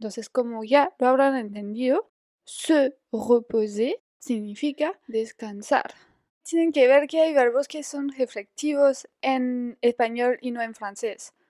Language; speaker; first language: Spanish; non-native, fluent; French